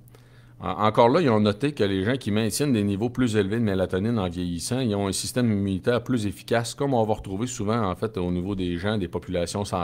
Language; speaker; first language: French; native; French